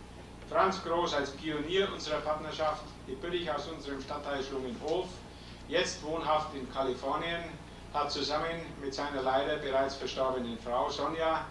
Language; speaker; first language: German; native; German